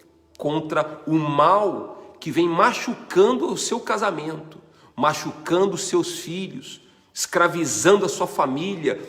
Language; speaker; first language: Portuguese; native; Portuguese